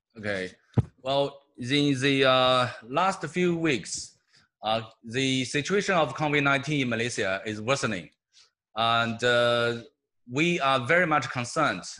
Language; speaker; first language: English; non-native, fluent; Chinese